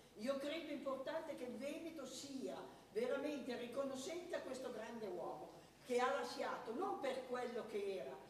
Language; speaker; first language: Italian; native; Italian